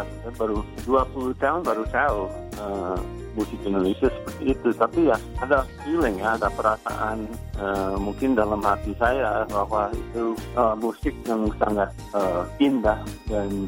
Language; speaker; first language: Indonesian; non-native, fluent; English